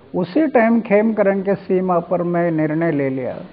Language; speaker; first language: Hindi; non-native, local second language; Marathi